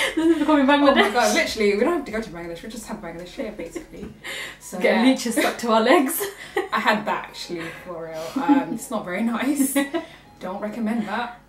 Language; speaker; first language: English; native; English